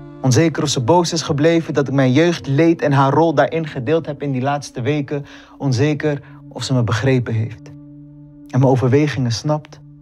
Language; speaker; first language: Dutch; early bilingual, other home language; Hebrew